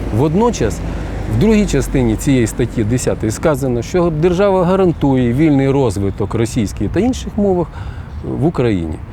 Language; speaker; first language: Ukrainian; non-native, local second language; Russian